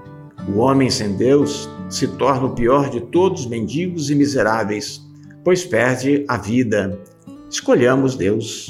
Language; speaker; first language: Portuguese; native; Portuguese